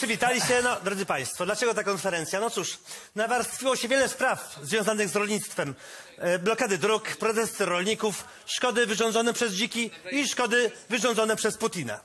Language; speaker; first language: Polish; native; Polish